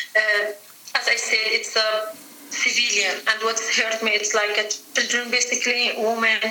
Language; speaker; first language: English; non-native, fluent; Arabic